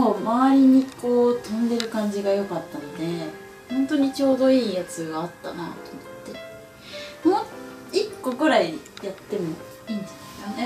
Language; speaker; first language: Japanese; native; Japanese